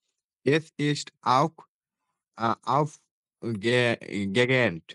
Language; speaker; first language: German; non-native, learner; Bangla